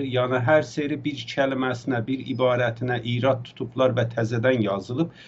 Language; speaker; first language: Azerbaijani; native; Azerbaijani